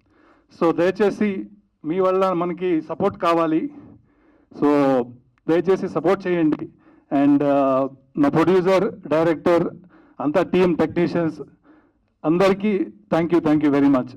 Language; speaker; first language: Telugu; non-native, learner; Kannada